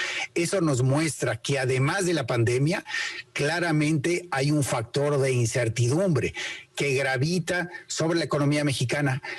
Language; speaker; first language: Spanish; native; Spanish